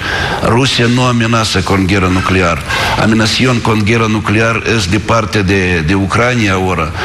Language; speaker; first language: Spanish; non-native, fluent; Russian